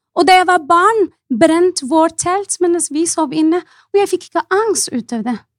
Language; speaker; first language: Norwegian; non-native, fluent; Arabic